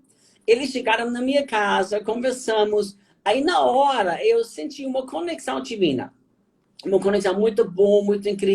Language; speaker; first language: Portuguese; non-native, fluent; German